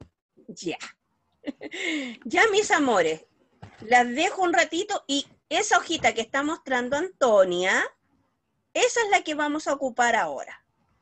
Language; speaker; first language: Spanish; native; Spanish